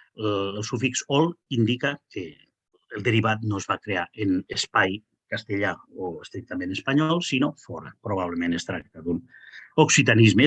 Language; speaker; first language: Catalan; non-native, local second language; Spanish